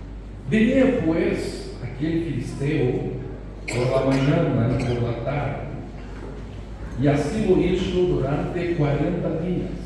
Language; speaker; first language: Spanish; non-native, fluent; Portuguese